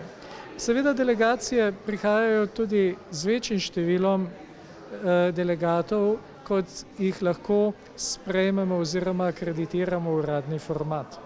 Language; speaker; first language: Slovenian; native; Slovenian